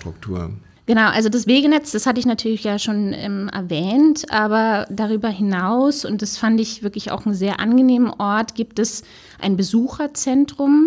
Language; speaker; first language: German; native; German